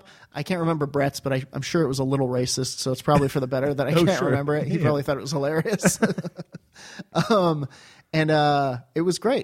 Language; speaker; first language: English; native; English